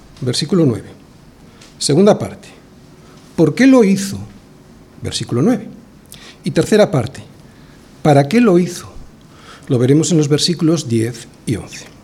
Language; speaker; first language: Spanish; native; Spanish